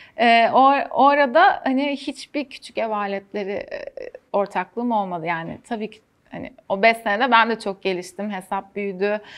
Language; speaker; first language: Turkish; native; Turkish